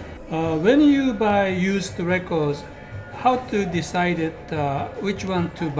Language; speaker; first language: English; non-native, learner; Japanese